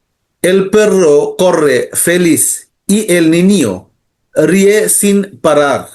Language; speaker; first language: Spanish; non-native, learner; Bangla